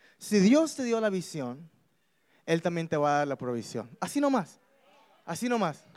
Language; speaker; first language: Spanish; early bilingual, heritage; Spanish